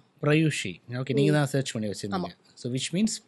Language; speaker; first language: Tamil; native; Tamil